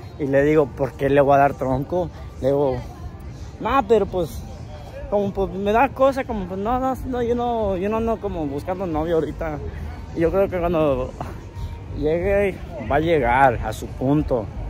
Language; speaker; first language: Spanish; early bilingual, heritage; Spanish